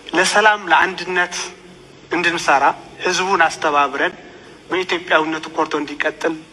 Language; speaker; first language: Amharic; non-native, local second language; Tigrinya